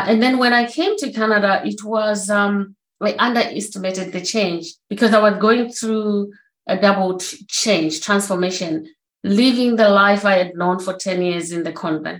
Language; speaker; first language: English; non-native, local second language; Shona